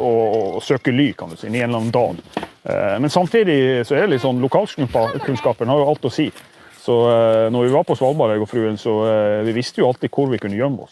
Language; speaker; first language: Norwegian; native; Norwegian